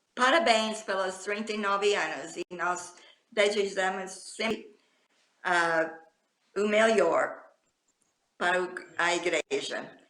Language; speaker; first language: Portuguese; non-native, fluent; English